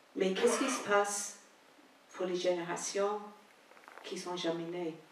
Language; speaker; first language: French; non-native, fluent; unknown